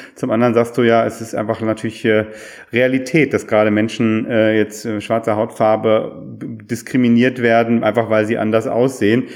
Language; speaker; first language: German; native; German